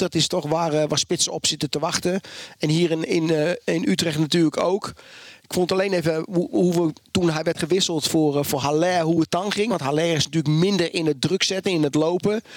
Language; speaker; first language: Dutch; native; Dutch